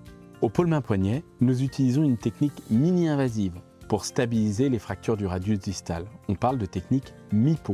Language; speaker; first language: French; native; French